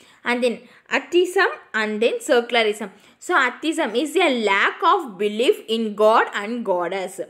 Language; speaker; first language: English; non-native, local second language; Tamil